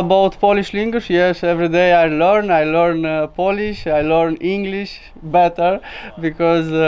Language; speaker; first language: English; non-native, learner; Romanian